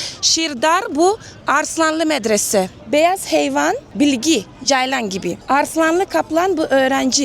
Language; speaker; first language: Turkish; non-native, learner; Uzbek